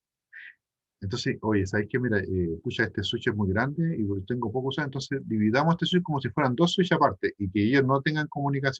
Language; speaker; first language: Spanish; native; Spanish